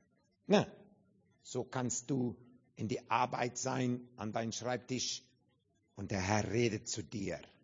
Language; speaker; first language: German; non-native, learner; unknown